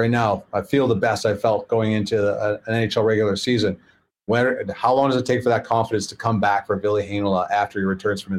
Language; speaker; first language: English; native; English